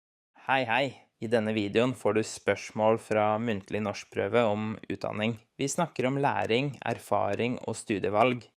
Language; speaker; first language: Norwegian; native; Norwegian